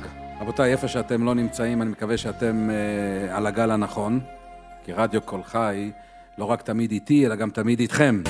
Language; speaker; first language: Hebrew; native; Hebrew